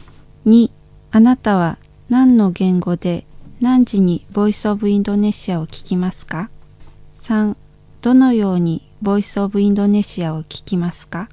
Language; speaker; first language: Japanese; non-native, learner; Indonesian